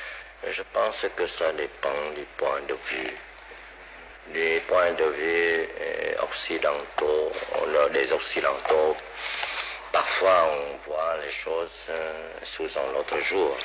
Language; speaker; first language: French; non-native, local second language; Vietnamese